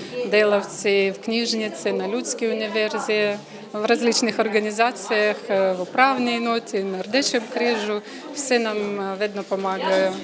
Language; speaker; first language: Slovenian; non-native, learner; Ukrainian